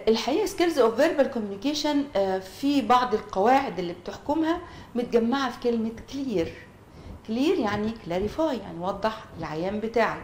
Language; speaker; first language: Arabic; native; Arabic